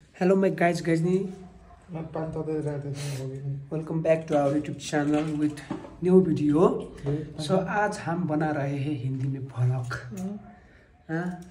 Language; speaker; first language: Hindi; non-native, learner; Nepali